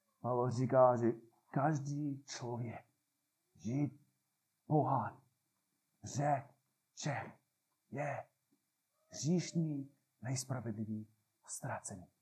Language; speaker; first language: Czech; non-native, fluent; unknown